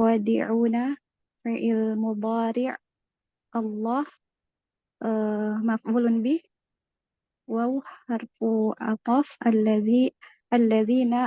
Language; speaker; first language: Arabic; non-native, learner; Indonesian